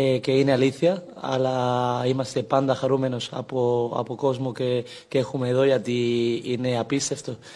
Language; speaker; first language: Greek; non-native, learner; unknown